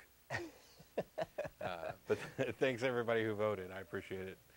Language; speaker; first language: English; native; English